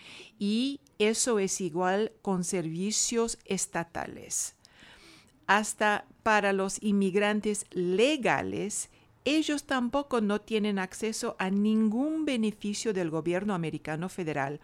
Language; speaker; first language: Spanish; non-native, fluent; English